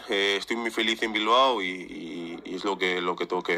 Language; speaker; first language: Spanish; early bilingual, other home language; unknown